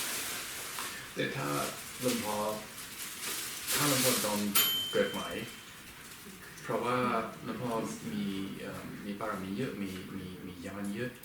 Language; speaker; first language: Thai; non-native, learner; English